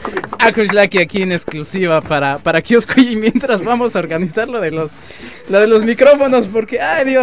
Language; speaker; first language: Spanish; native; Spanish